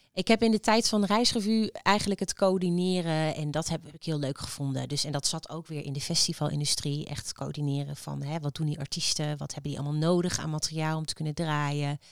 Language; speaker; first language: Dutch; native; Dutch